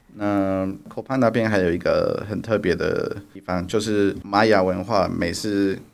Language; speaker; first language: Chinese; non-native, fluent; Spanish